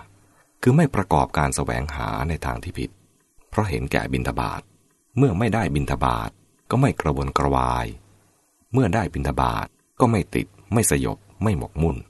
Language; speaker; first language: Thai; native; Thai